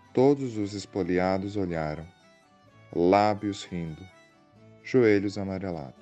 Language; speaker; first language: Portuguese; non-native, fluent; Croatian